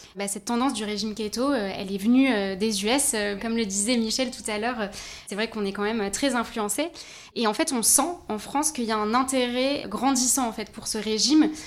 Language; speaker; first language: French; native; French